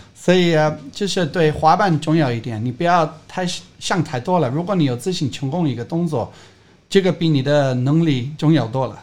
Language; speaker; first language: Chinese; non-native, fluent; English